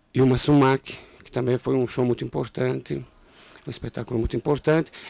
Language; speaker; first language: Portuguese; non-native, fluent; Italian